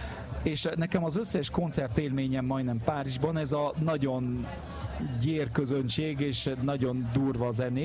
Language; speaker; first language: Hungarian; early bilingual, heritage; French